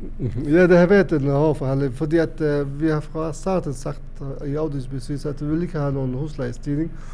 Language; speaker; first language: Danish; non-native, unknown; Arabic